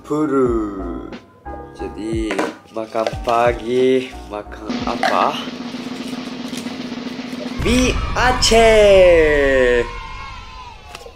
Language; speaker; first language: Indonesian; non-native, learner; Japanese